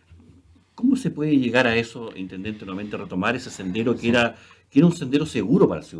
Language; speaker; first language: Spanish; native; Spanish